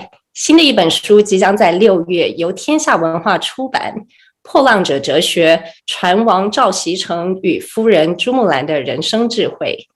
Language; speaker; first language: Chinese; native; Chinese